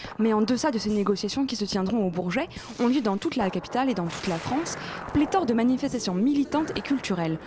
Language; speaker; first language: French; native; French